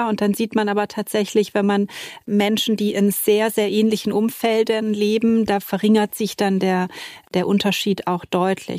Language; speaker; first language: German; native; German